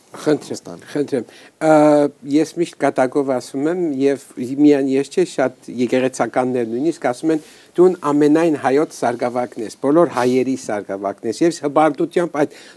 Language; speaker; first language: Armenian; early bilingual, heritage; Armenian